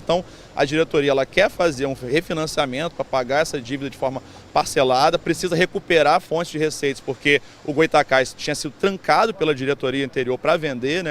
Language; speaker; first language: Portuguese; native; Portuguese